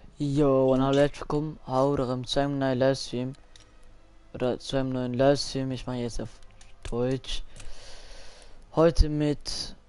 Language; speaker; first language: German; non-native, local second language; Luxembourgish